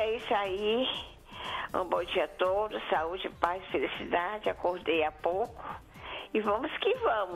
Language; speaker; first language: Portuguese; native; Portuguese